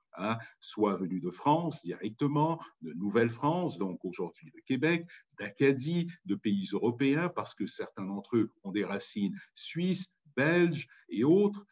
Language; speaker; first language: French; native; French